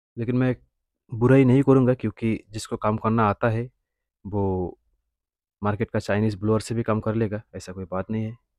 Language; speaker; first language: Hindi; non-native, local second language; Bangla